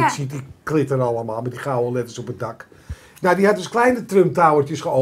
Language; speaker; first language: Dutch; native; Dutch